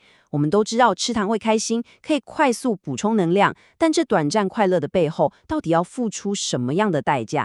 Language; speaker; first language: Chinese; native; Chinese